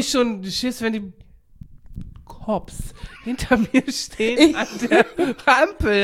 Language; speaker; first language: German; native; German